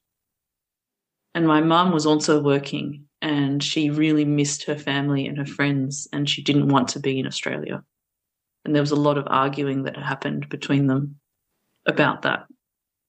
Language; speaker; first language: English; early bilingual, other home language; Portuguese